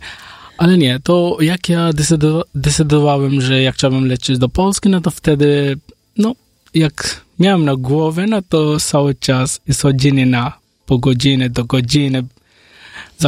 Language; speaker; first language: Polish; non-native, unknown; Hindi